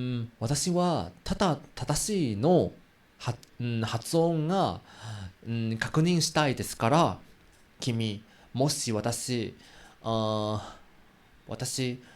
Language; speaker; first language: Japanese; non-native, learner; Chinese